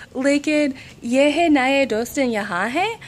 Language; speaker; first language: Hindi; non-native, learner; English